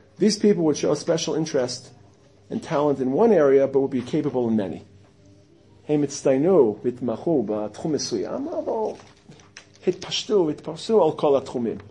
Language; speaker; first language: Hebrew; non-native, fluent; English